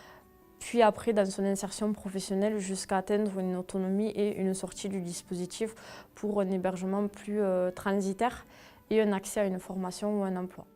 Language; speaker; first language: French; native; French